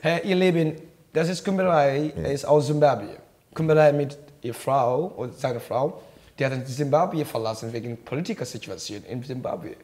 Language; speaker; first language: German; non-native, learner; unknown